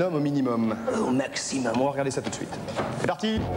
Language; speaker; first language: French; native; French